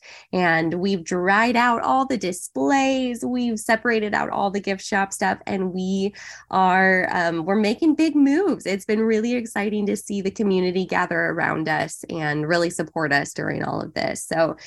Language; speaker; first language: English; native; English